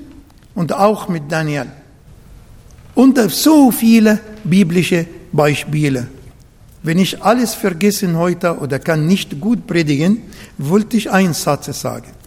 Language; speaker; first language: German; non-native, learner; Arabic